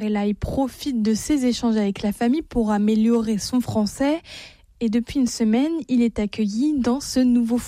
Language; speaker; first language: French; native; French